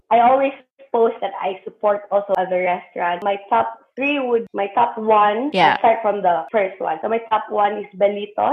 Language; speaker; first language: English; non-native, local second language; Hiligaynon